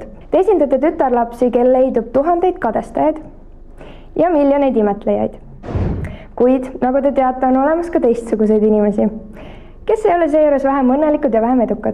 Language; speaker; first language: Estonian; native; Estonian